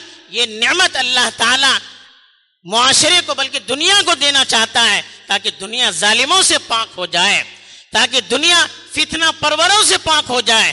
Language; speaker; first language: Urdu; native; Urdu